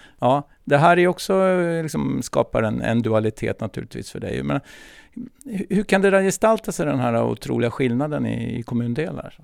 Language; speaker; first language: Swedish; native; Swedish